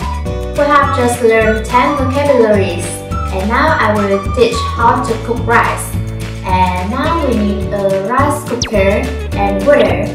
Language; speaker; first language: English; non-native, learner; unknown